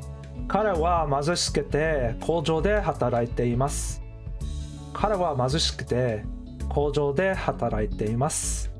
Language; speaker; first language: Japanese; non-native, learner; English